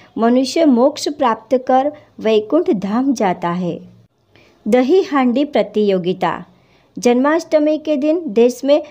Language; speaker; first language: Hindi; non-native, local second language; Gujarati